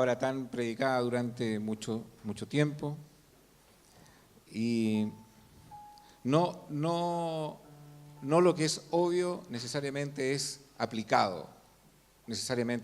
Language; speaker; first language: Spanish; native; Spanish